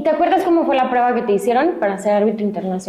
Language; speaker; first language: Spanish; native; Spanish